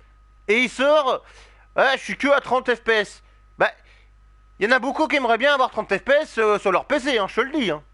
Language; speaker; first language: French; native; French